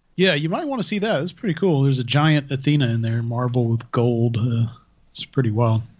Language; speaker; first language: English; native; English